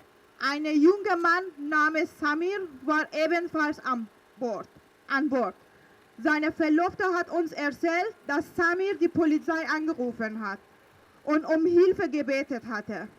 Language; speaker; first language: German; early bilingual, other home language; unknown